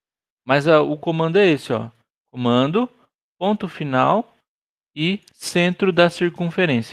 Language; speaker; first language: Portuguese; native; Portuguese